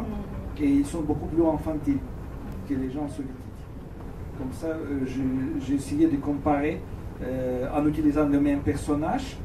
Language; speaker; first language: French; non-native, learner; Russian